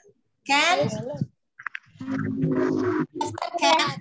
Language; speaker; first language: English; non-native, fluent; Indonesian